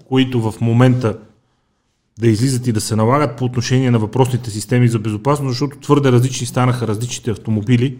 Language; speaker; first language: Bulgarian; native; Bulgarian